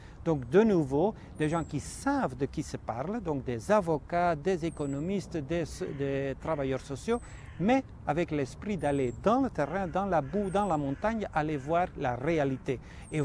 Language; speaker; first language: French; non-native, fluent; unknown